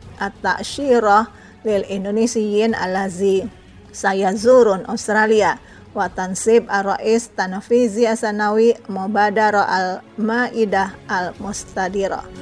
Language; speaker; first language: Arabic; non-native, fluent; Indonesian